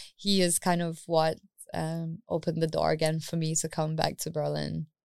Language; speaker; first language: English; native; English